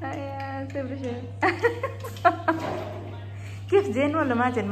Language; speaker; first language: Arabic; non-native, learner; Nepali